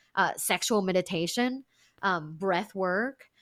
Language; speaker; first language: English; non-native, fluent; Thai